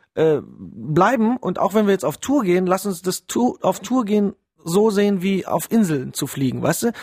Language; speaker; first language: German; early bilingual, other home language; Polish